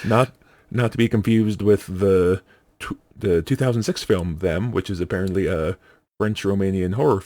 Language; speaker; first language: English; native; English